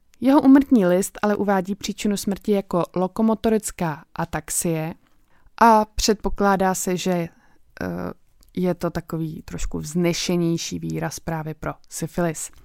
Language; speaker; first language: Czech; native; Czech